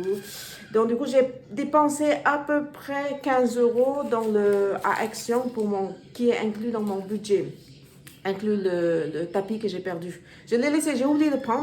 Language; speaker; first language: French; non-native, learner; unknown